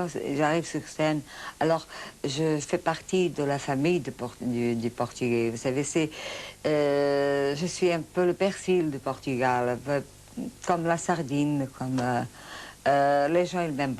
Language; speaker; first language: French; non-native, fluent; Portuguese